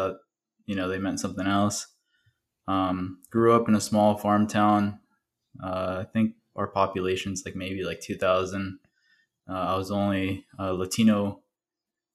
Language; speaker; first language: English; early bilingual, other home language; Spanish